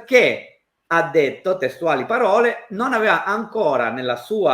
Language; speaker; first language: Italian; native; Italian